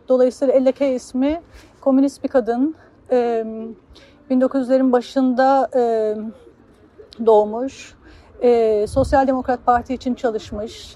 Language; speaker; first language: Turkish; native; Turkish